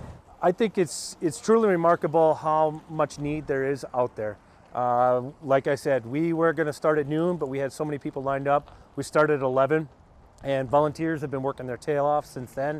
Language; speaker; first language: English; native; English